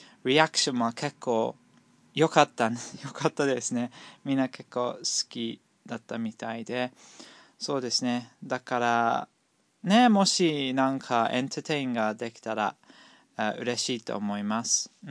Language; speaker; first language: Japanese; non-native, fluent; English